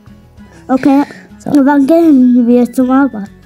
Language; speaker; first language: German; non-native, learner; Arabic